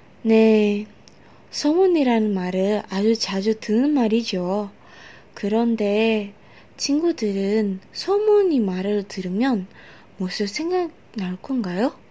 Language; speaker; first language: Korean; non-native, learner; Indonesian